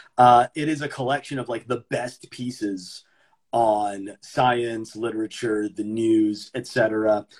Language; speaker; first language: English; native; English